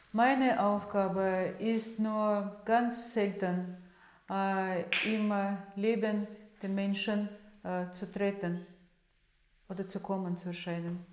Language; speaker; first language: German; non-native, fluent; Russian